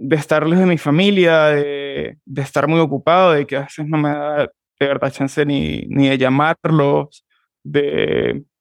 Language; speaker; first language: Spanish; native; Spanish